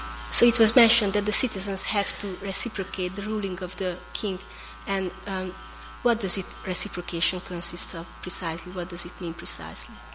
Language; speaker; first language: English; non-native, fluent; Hungarian